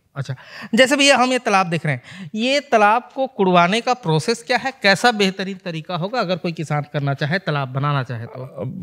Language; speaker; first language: Hindi; native; Hindi